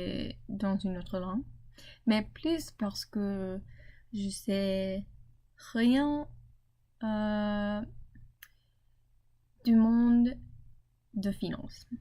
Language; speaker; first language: French; non-native, learner; English